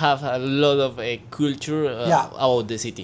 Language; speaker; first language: English; non-native, fluent; Spanish